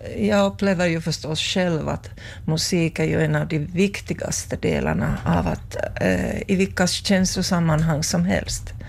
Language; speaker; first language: Swedish; native; Swedish